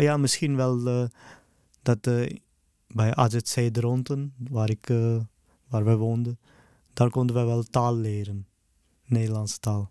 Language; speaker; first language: Dutch; early bilingual, other home language; Urdu